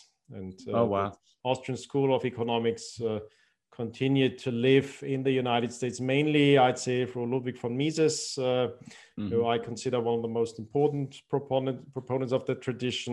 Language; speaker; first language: English; non-native, fluent; German